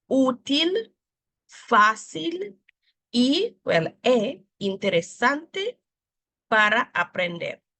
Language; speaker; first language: Spanish; non-native, fluent; English